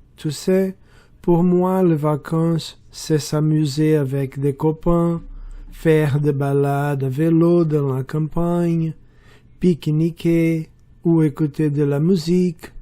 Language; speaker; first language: French; non-native, learner; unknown